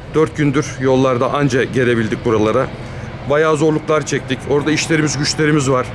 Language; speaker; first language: Turkish; native; Turkish